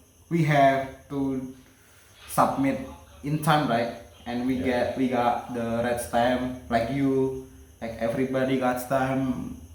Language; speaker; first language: English; non-native, learner; Indonesian